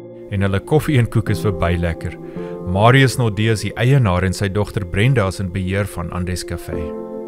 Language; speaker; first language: English; non-native, local second language; Afrikaans